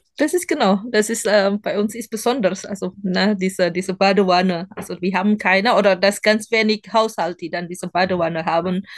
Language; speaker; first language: German; non-native, learner; Indonesian